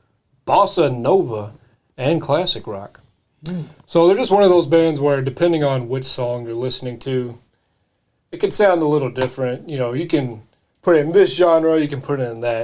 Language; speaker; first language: English; native; English